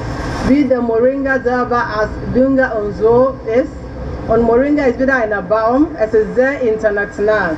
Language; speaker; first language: German; non-native, learner; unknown